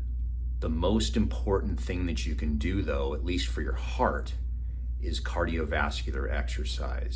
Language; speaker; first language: English; native; English